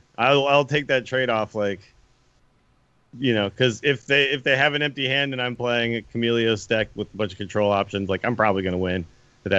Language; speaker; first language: English; native; English